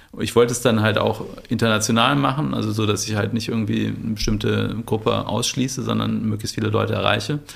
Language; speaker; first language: German; native; German